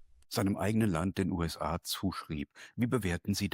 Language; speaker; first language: German; native; German